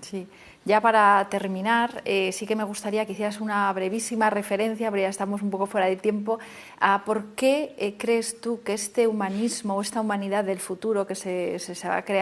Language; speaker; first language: Spanish; native; Spanish